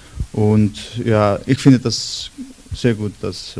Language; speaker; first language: German; non-native, learner; Icelandic